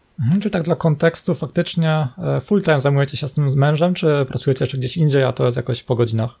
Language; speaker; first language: Polish; native; Polish